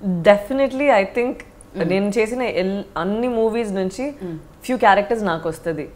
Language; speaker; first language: Telugu; non-native, learner; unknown